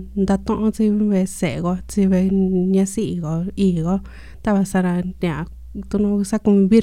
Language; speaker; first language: Spanish; early bilingual, heritage; Spanish